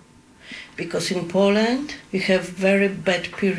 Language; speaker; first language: English; non-native, learner; Polish